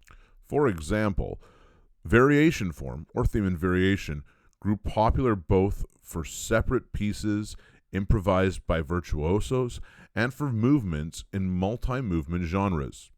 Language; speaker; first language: English; native; English